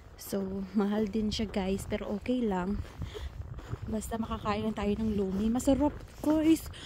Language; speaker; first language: Filipino; native; Filipino